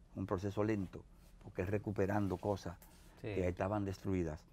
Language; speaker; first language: Spanish; native; Spanish